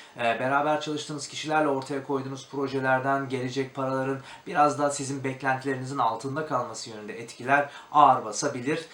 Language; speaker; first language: Turkish; native; Turkish